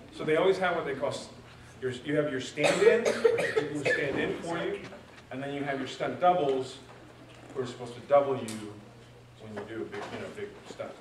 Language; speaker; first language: English; early bilingual, other home language; Spanish